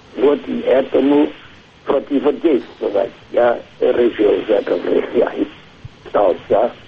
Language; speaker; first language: Russian; non-native, fluent; German